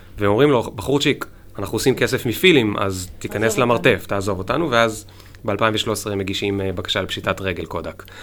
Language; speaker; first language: Hebrew; native; Hebrew